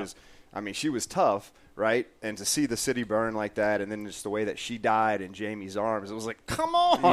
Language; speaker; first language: English; native; English